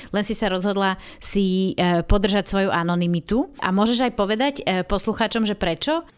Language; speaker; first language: Slovak; native; Slovak